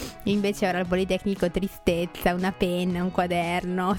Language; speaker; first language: Italian; native; Italian